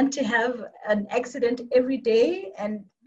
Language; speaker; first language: English; non-native, local second language; Tswana